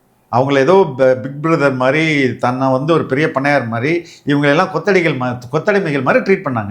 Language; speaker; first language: Tamil; native; Tamil